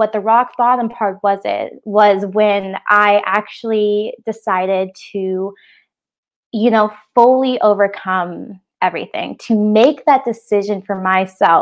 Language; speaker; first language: English; native; English